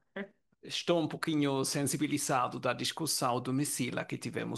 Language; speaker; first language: Portuguese; non-native, learner; German